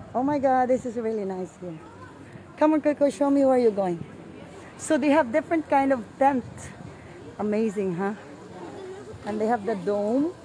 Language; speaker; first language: English; non-native, local second language; Filipino